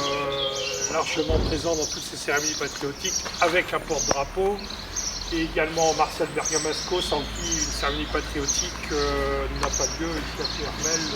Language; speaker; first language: French; native; French